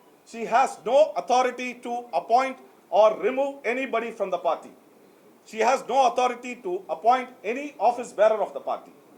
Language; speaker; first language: English; non-native, local second language; Tamil